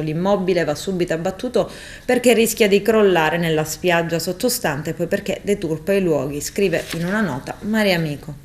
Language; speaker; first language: Italian; native; Italian